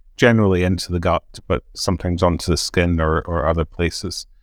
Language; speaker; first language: English; native; English